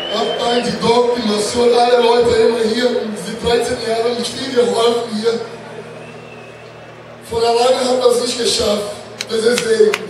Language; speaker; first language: German; non-native, learner; Portuguese